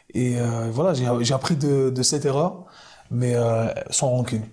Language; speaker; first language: French; native; French